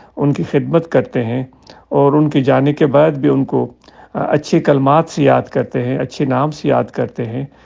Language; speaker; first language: Urdu; non-native, local second language; Sindhi